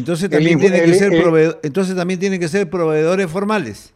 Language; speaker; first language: Spanish; native; Spanish